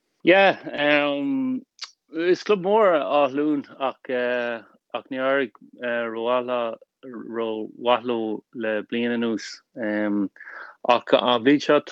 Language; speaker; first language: Irish; non-native, local second language; English